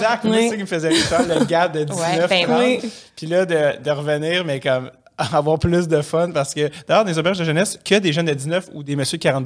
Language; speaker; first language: French; native; French